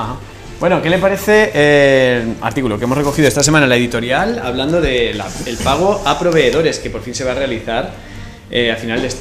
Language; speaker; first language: Spanish; native; Spanish